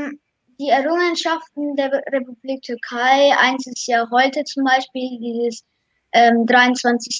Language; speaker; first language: German; early bilingual, other home language; Turkish